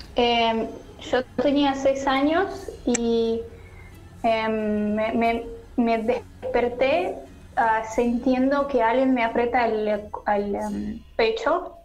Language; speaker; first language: Spanish; non-native, learner; Russian